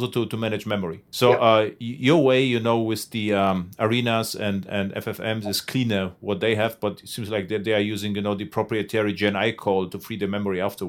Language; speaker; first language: English; non-native, fluent; German